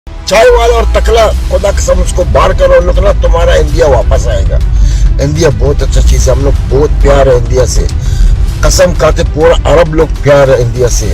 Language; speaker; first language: Hindi; non-native, learner; Arabic